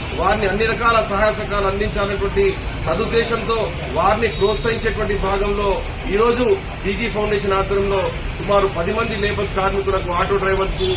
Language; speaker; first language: Telugu; native; Telugu